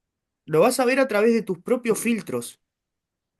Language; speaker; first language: Spanish; native; Spanish